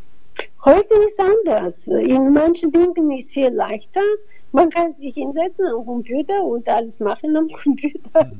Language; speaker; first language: German; non-native, fluent; Bulgarian